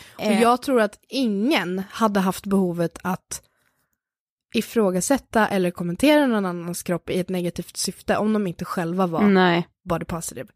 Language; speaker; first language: Swedish; native; Swedish